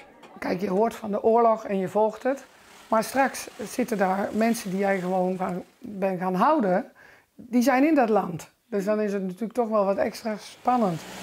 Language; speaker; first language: Dutch; native; Dutch